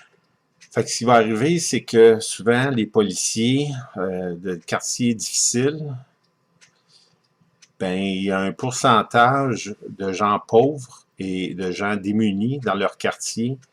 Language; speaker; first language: French; native; French